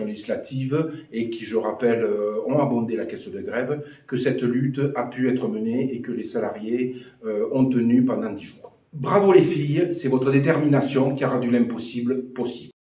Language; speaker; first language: French; native; French